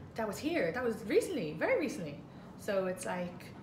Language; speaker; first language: English; native; English